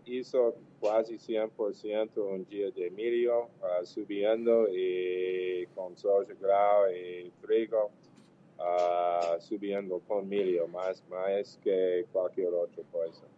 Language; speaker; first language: Portuguese; non-native, fluent; English